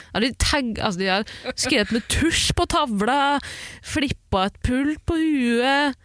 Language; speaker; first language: Norwegian; early bilingual, other home language; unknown